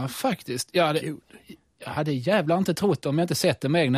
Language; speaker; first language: Swedish; native; Swedish